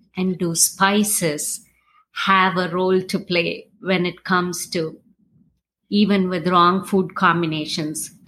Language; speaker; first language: English; non-native, local second language; Tamil